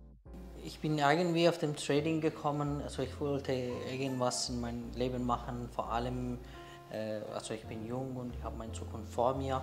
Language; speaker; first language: German; non-native, learner; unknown